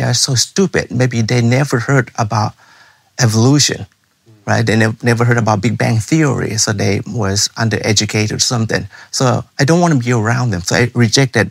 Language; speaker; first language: English; non-native, fluent; Thai